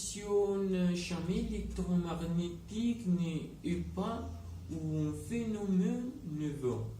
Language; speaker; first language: French; non-native, learner; Spanish